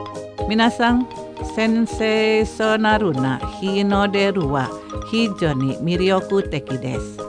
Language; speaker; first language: Japanese; non-native, fluent; Indonesian